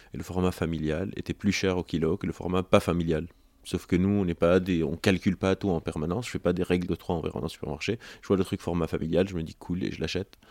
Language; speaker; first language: French; non-native, local second language; Arabic